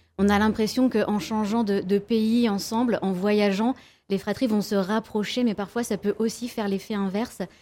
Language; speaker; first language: French; native; French